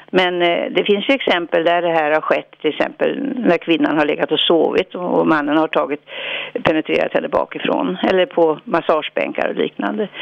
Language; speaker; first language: Swedish; native; Swedish